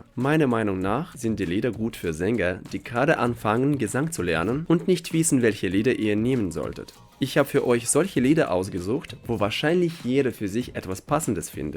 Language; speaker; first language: German; non-native, fluent; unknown